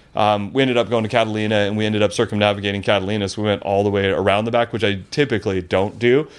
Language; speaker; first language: English; native; English